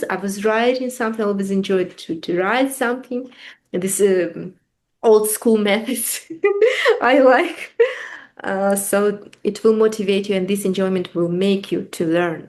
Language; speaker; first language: English; non-native, fluent; Russian